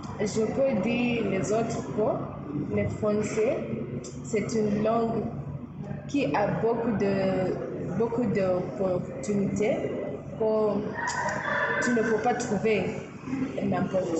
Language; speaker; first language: French; non-native, learner; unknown